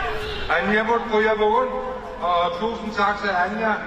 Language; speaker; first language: Danish; native; Danish